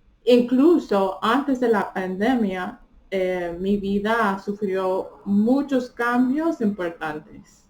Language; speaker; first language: Spanish; early bilingual, heritage; Spanish